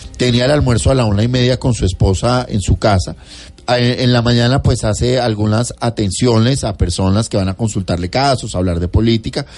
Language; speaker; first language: Spanish; native; Spanish